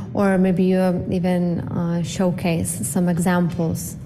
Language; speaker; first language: English; non-native, fluent; Lithuanian